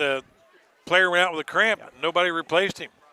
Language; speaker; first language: English; native; English